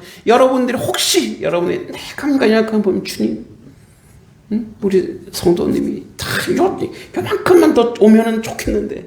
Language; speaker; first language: Korean; native; Korean